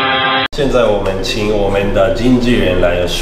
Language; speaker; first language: Chinese; non-native, fluent; Japanese